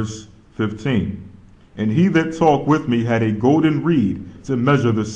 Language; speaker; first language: English; native; English